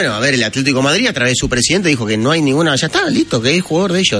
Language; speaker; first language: Spanish; native; Spanish